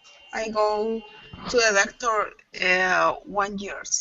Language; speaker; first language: English; non-native, learner; Spanish